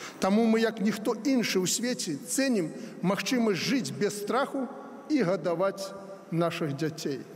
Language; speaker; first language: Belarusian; non-native, local second language; Russian